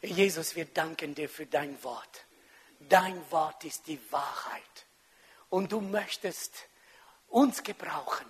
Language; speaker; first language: German; non-native, local second language; French